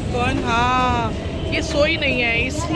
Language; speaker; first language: Hindi; native; Hindi